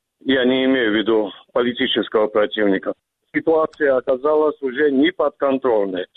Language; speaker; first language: Russian; non-native, local second language; Georgian